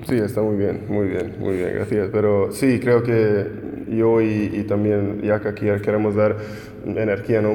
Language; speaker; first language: Spanish; non-native, fluent; Hungarian